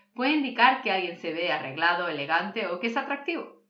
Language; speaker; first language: Spanish; non-native, local second language; Catalan